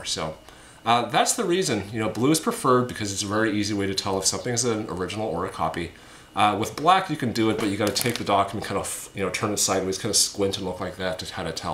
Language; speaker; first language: English; native; English